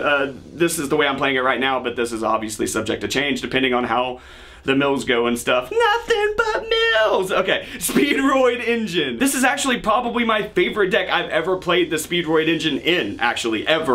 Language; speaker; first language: English; native; English